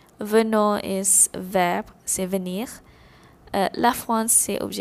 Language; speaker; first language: French; non-native, fluent; Malay